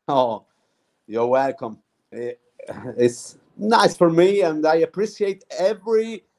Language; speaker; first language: English; non-native, fluent; Italian